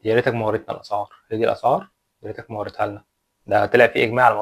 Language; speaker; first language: Arabic; native; Arabic